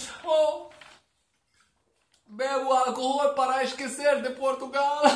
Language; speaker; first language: Portuguese; non-native, learner; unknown